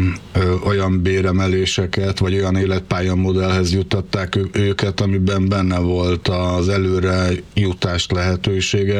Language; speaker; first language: Hungarian; native; Hungarian